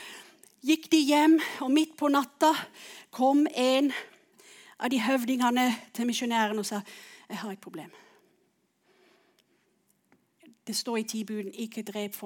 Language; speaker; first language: Norwegian; non-native, fluent; English